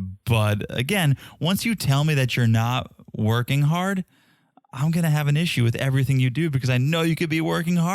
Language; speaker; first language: English; native; English